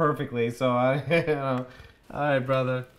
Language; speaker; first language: English; native; English